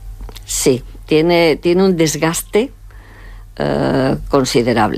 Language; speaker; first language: Spanish; native; Spanish